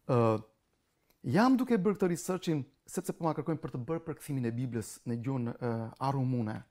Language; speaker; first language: Albanian; non-native, local second language; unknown